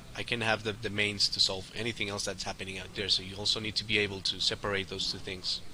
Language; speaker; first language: English; non-native, fluent; Spanish